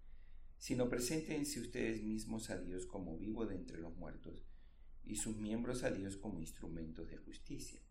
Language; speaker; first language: Spanish; native; Spanish